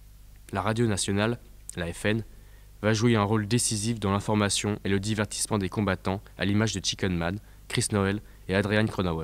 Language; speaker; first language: French; native; French